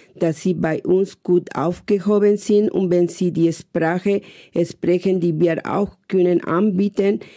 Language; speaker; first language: German; non-native, fluent; Spanish